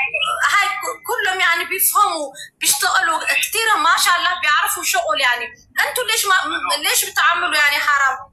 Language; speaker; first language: Arabic; non-native, learner; Amharic